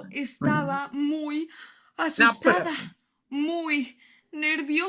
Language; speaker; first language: Spanish; non-native, learner; English